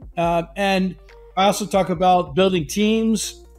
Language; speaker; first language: English; native; English